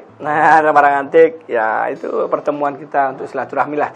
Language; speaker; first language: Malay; non-native, local second language; Balinese